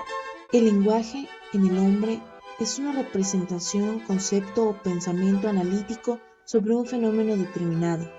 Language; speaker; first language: Spanish; native; Spanish